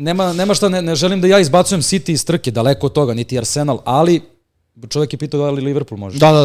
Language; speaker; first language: Serbian; native; Serbian